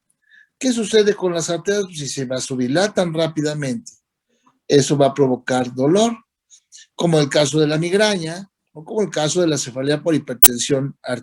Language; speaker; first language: Spanish; native; Spanish